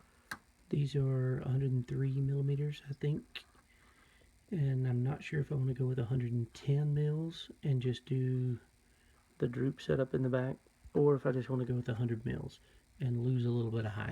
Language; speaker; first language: English; native; English